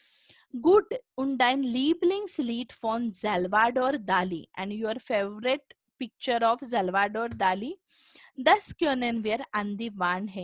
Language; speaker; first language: German; non-native, fluent; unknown